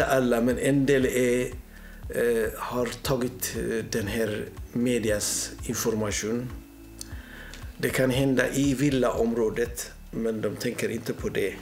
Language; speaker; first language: Swedish; non-native, fluent; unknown